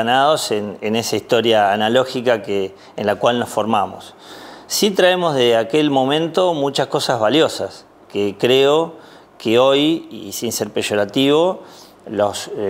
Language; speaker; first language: Spanish; native; Spanish